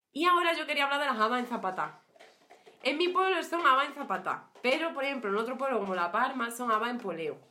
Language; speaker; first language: Spanish; native; Spanish